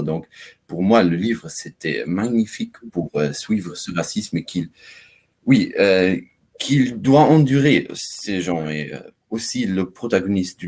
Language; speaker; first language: French; non-native, learner; German